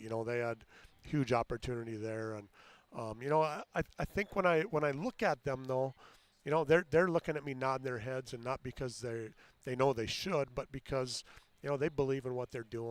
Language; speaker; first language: English; native; English